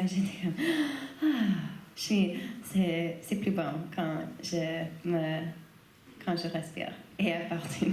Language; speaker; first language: French; non-native, learner; English